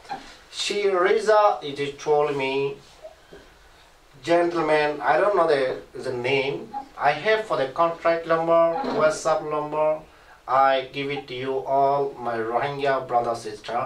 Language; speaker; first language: English; non-native, learner; Rohingya